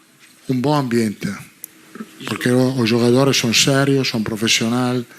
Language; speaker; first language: Portuguese; non-native, learner; Italian